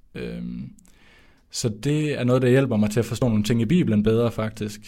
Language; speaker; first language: Danish; native; Danish